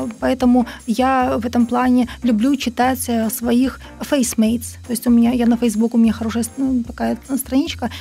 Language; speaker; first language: Russian; native; Russian